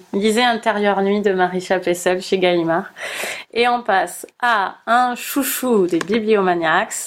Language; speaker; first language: French; native; French